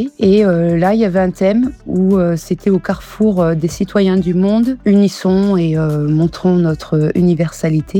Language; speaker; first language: French; early bilingual, other home language; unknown